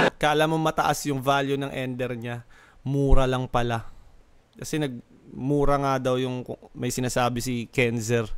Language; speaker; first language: Filipino; native; Filipino